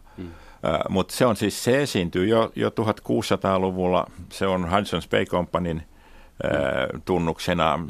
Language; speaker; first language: Finnish; native; Finnish